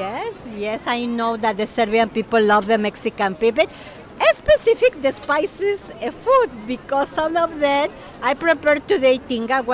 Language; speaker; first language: English; non-native, fluent; Spanish